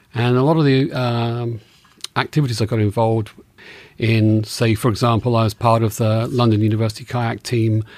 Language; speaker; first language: English; native; English